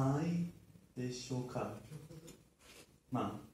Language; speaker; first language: Japanese; non-native, learner; Turkish